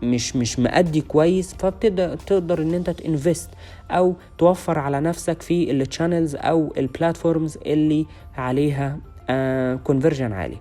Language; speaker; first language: Arabic; native; Arabic